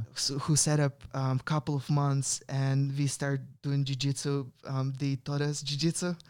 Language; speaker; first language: English; non-native, fluent; Russian